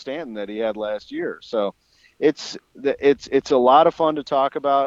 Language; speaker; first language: English; native; English